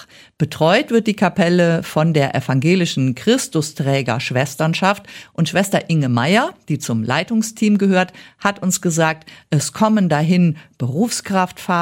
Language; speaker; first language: German; native; German